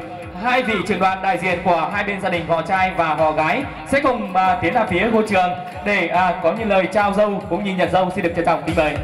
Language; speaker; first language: Vietnamese; native; Vietnamese